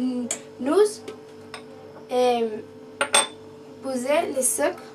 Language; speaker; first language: French; non-native, learner; Catalan